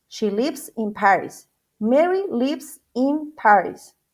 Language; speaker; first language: English; non-native, fluent; Spanish